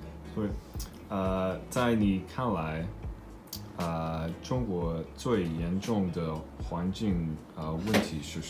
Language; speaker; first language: Chinese; non-native, learner; English